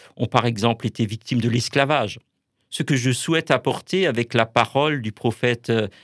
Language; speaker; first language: French; native; French